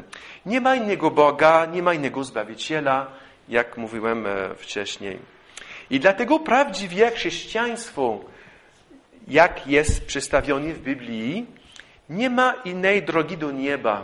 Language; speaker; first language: Polish; non-native, fluent; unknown